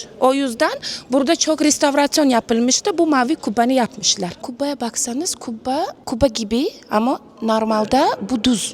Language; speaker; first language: Turkish; non-native, learner; Uzbek